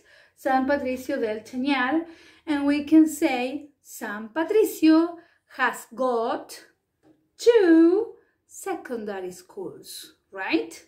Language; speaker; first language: English; non-native, fluent; Spanish